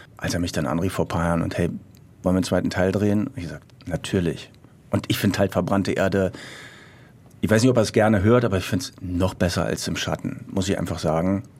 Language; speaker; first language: German; early bilingual, other home language; Croatian